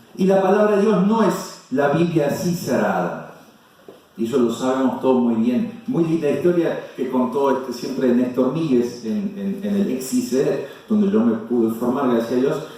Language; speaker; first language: Spanish; non-native, fluent; German